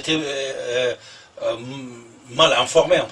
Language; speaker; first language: French; non-native, fluent; Persian